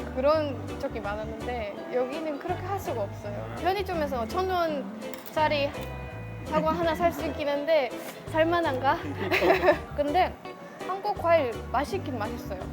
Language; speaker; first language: Korean; non-native, fluent; Estonian